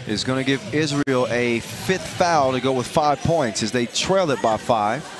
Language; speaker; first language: English; native; English